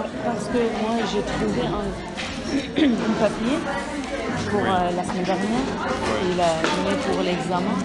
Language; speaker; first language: French; non-native, learner; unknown